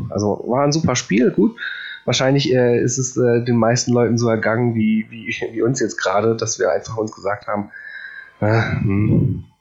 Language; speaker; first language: German; early bilingual, other home language; Polish